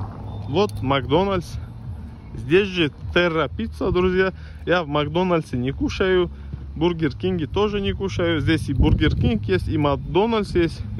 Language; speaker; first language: Russian; non-native, local second language; Turkish